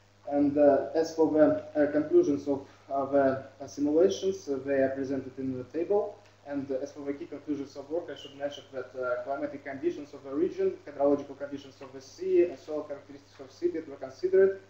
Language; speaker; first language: English; non-native, fluent; Russian